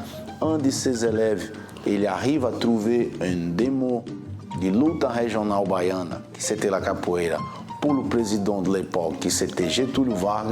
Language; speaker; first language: French; non-native, fluent; Portuguese